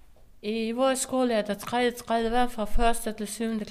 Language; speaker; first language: Danish; non-native, local second language; Faroese